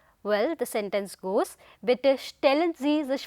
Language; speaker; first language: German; non-native, fluent; Hindi